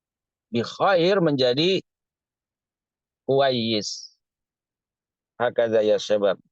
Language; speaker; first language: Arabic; non-native, fluent; Indonesian